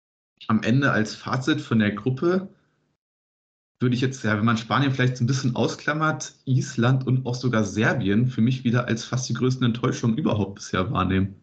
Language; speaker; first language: German; native; German